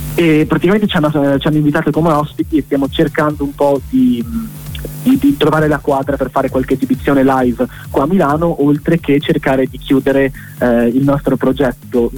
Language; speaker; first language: Italian; native; Italian